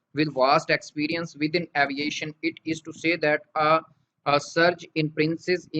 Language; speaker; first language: English; non-native, local second language; Urdu